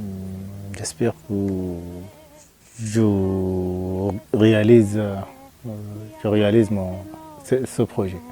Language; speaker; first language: French; non-native, fluent; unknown